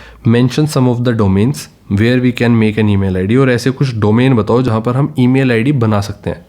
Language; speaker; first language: Hindi; native; Hindi